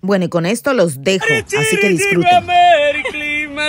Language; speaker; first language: Spanish; native; Spanish